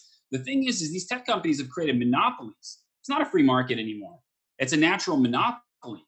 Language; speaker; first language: English; native; English